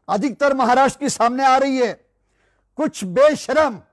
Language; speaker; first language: Hindi; non-native, local second language; Marathi